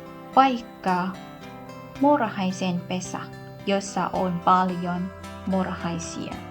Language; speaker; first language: Finnish; non-native, learner; Thai